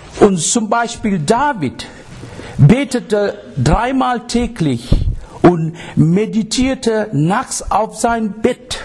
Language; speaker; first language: German; non-native, fluent; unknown